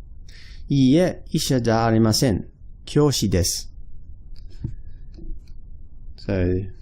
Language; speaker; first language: Japanese; non-native, fluent; English